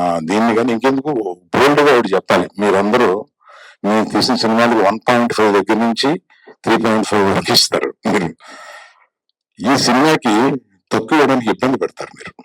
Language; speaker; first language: Telugu; native; Telugu